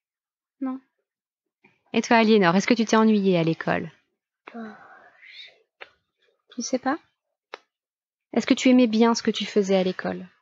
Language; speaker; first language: French; native; French